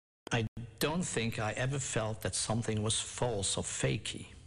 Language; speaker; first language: English; non-native, fluent; Dutch